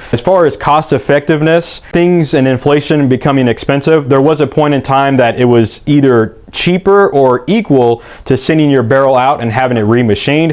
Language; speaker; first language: English; native; English